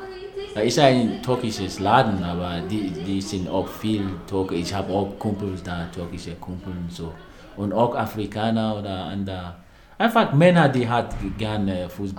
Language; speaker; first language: German; non-native, learner; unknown